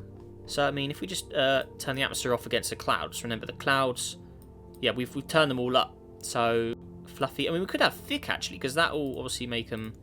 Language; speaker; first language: English; native; English